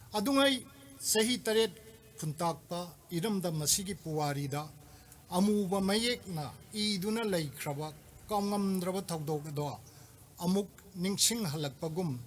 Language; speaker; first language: Manipuri; native; Manipuri